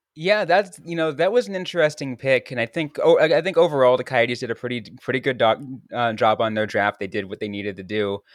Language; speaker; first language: English; native; English